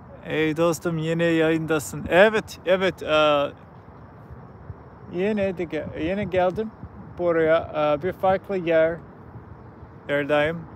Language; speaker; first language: Turkish; non-native, learner; English